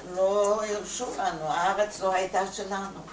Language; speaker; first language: Hebrew; non-native, fluent; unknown